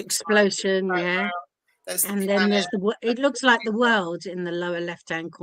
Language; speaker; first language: English; native; English